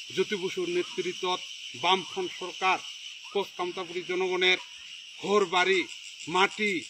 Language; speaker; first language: Bangla; non-native, local second language; Rangpuri